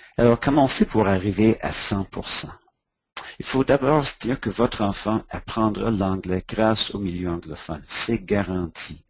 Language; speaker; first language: French; non-native, local second language; English